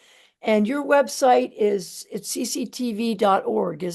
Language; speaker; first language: English; native; English